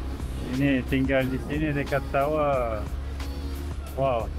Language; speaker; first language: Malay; non-native, learner; French